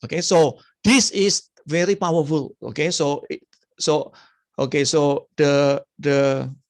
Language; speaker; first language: English; non-native, fluent; Indonesian